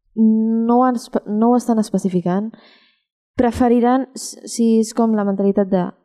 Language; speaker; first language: Catalan; early bilingual, other home language; Chinese